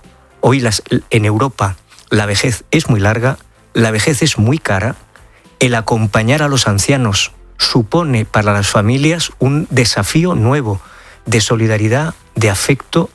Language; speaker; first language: Spanish; native; Spanish